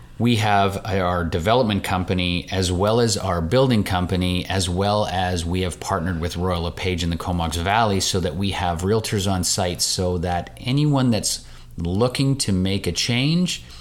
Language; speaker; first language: English; native; English